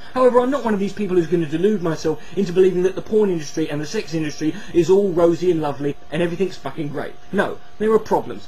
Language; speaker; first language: English; native; English